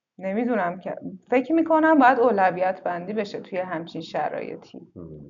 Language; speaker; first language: Persian; native; Persian